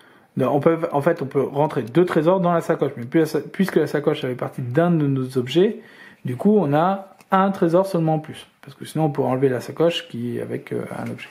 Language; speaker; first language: French; native; French